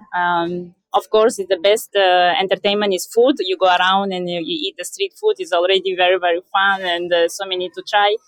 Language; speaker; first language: English; non-native, fluent; Russian